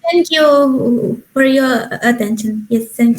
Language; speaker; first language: English; non-native, learner; Ukrainian